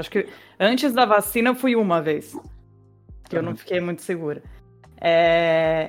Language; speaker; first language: Portuguese; native; Portuguese